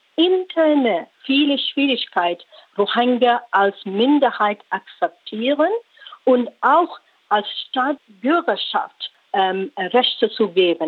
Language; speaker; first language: German; non-native, learner; Rohingya